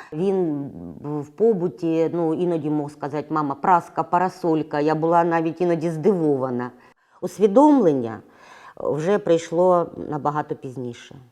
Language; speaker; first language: Ukrainian; non-native, local second language; Russian